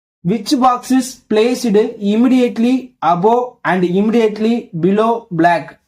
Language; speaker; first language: English; non-native, local second language; Tamil